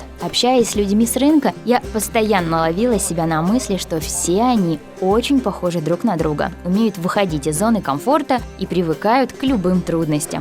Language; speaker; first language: Russian; native; Russian